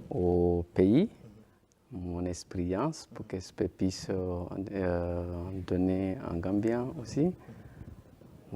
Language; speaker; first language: French; non-native, learner; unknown